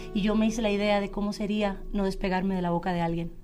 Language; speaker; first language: Spanish; native; Spanish